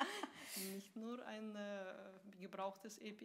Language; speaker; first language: German; non-native, fluent; Russian